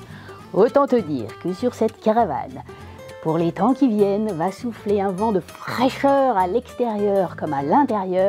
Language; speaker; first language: French; native; French